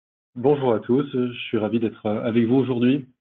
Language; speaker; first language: French; native; French